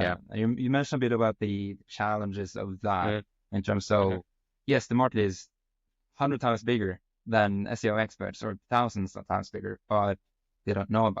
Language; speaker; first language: English; non-native, fluent; Norwegian